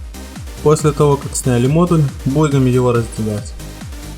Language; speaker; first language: Russian; native; Russian